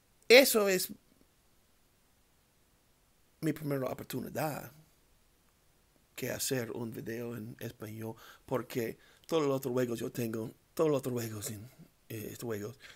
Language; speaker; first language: Spanish; non-native, learner; English